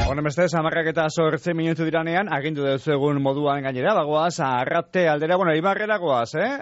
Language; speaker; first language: Basque; native; Basque